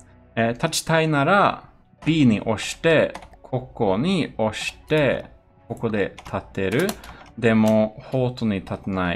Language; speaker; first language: Japanese; non-native, learner; Swedish